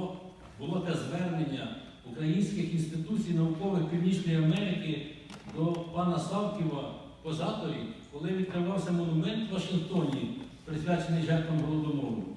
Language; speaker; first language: Ukrainian; native; Ukrainian